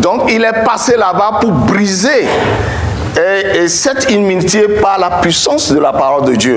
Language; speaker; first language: French; non-native, local second language; Ewe